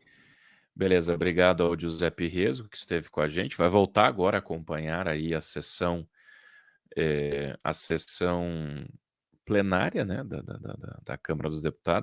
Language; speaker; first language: Portuguese; native; Portuguese